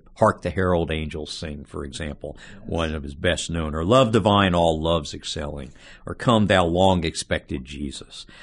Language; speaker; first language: English; native; English